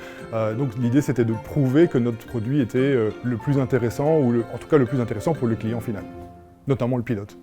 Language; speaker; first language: French; native; French